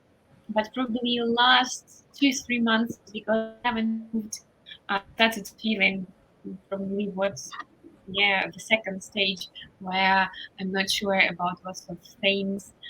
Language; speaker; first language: English; non-native, fluent; Russian